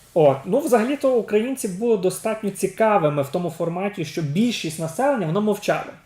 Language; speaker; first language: Ukrainian; native; Ukrainian